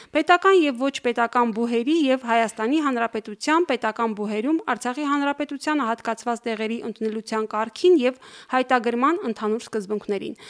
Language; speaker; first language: Armenian; native; Armenian